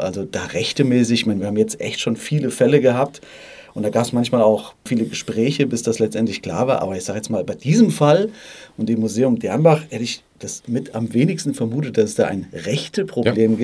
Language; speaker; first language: German; native; German